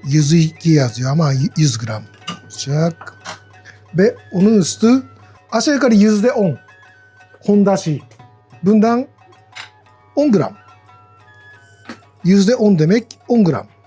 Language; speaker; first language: Turkish; non-native, learner; Japanese